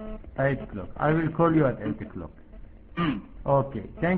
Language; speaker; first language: English; non-native, fluent; Arabic